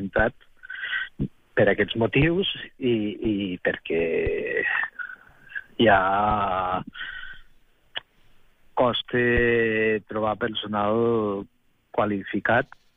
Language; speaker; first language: Catalan; native; Catalan